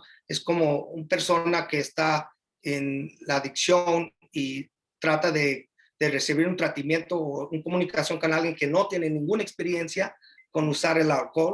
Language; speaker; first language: Spanish; early bilingual, heritage; English